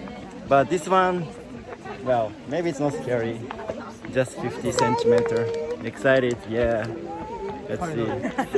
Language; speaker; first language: English; non-native, learner; Japanese